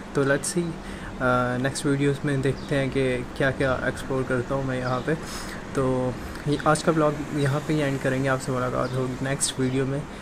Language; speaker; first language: Urdu; non-native, local second language; Punjabi